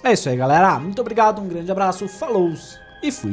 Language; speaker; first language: Portuguese; native; Portuguese